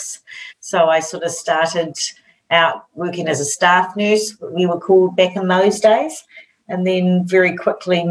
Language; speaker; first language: English; native; English